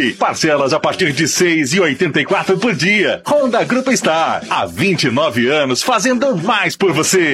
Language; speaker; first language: Portuguese; native; Portuguese